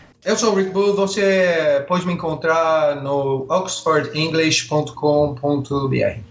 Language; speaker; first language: Portuguese; non-native, fluent; English